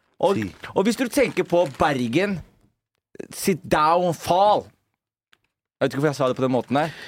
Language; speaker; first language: Norwegian; early bilingual, other home language; Somali